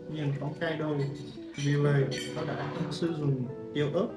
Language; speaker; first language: Vietnamese; non-native, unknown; Russian